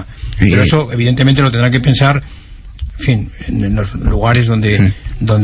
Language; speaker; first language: Spanish; native; Spanish